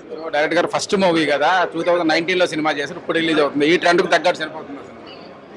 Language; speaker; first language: Telugu; native; Telugu